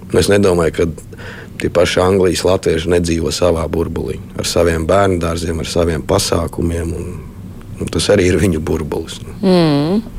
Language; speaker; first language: Latvian; native; Latvian